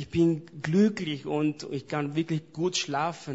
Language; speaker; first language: German; non-native, fluent; Spanish